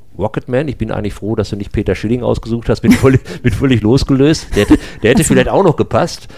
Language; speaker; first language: German; native; German